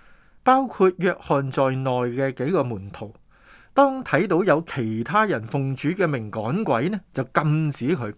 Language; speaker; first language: Chinese; non-native, local second language; Cantonese